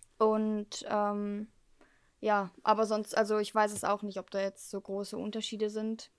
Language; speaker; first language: German; early bilingual, heritage; German